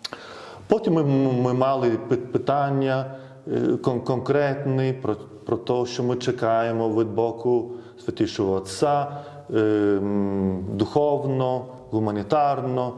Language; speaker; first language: Ukrainian; non-native, fluent; Lithuanian